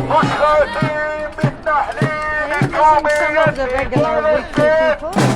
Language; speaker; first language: Hebrew; non-native, local second language; Arabic